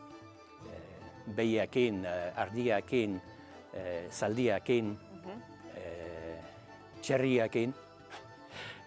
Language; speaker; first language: Basque; non-native, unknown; English